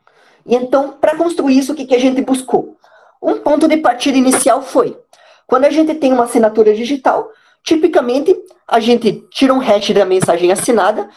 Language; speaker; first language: Portuguese; native; Portuguese